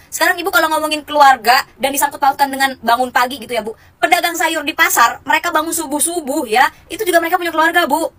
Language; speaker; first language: Indonesian; native; Indonesian